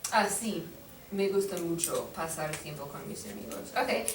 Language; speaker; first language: Spanish; non-native, fluent; English